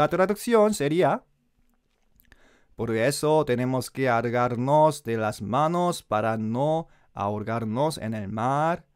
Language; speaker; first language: Spanish; non-native, learner; Korean